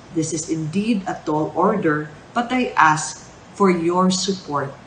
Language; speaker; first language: English; non-native, local second language; Chavacano